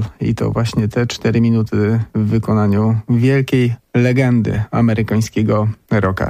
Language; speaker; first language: Polish; native; Polish